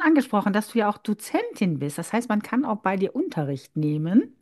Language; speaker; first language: German; native; German